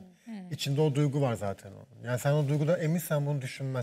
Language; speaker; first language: Turkish; native; Turkish